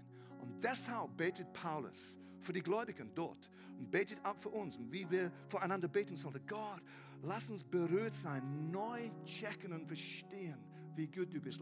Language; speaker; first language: German; non-native, learner; English